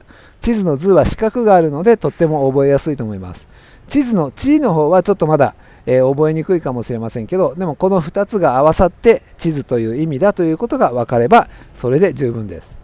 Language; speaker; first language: Japanese; native; Japanese